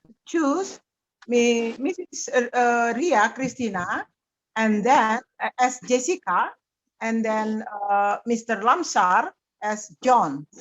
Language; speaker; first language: English; non-native, learner; Indonesian